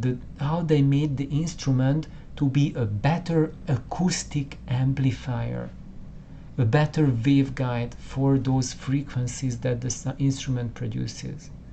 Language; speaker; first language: English; non-native, fluent; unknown